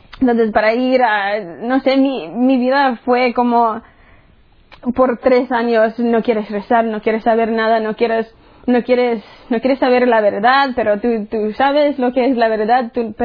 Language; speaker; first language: Spanish; early bilingual, heritage; English